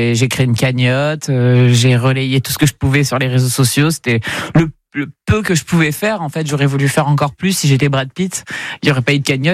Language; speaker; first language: French; native; French